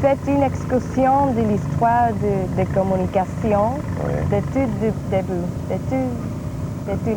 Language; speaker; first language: French; non-native, learner; English